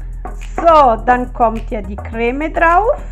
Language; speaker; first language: German; non-native, learner; Italian